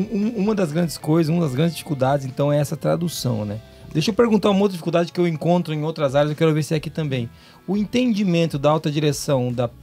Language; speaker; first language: Portuguese; native; Portuguese